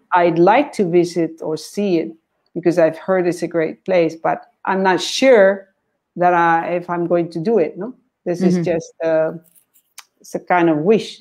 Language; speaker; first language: English; non-native, fluent; Spanish